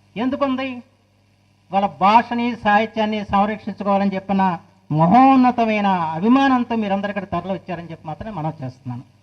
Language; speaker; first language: Telugu; native; Telugu